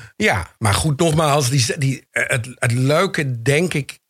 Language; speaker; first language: Dutch; early bilingual, other home language; Indonesian